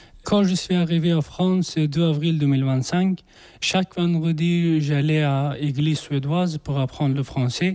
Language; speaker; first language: French; non-native, learner; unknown